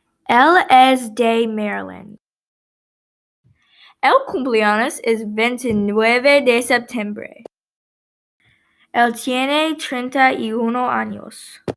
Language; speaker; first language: Spanish; non-native, learner; English